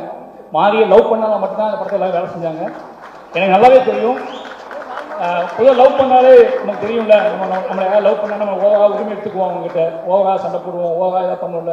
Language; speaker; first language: Tamil; native; Tamil